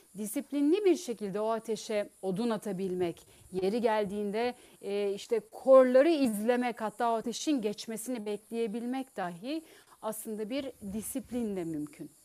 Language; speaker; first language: Turkish; native; Turkish